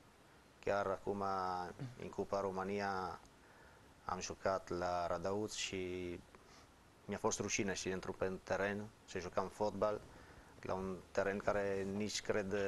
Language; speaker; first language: Romanian; non-native, fluent; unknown